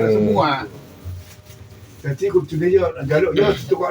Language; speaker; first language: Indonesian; non-native, local second language; Javanese